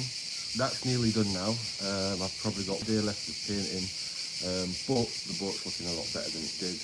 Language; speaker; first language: English; native; English